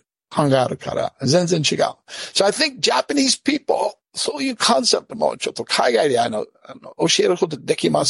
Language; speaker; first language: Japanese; non-native, learner; English